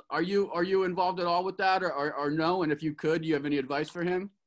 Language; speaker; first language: English; native; English